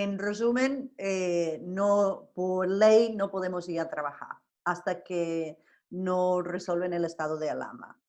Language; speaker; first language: Spanish; non-native, fluent; English